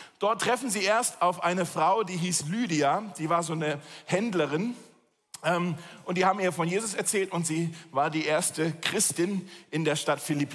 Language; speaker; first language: German; native; German